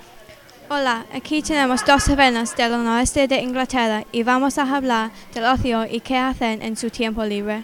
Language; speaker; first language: Spanish; non-native, learner; English